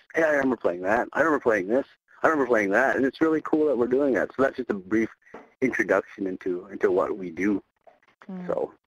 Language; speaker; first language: English; native; English